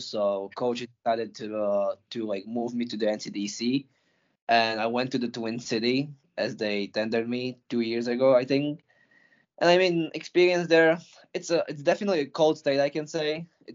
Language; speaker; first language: English; non-native, fluent; Slovak